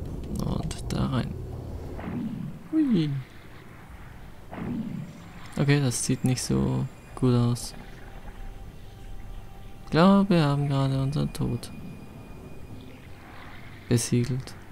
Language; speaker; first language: German; native; German